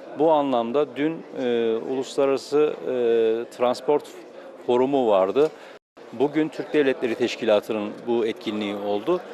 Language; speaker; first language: Turkish; native; Turkish